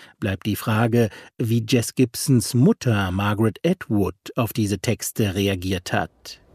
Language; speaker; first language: German; native; German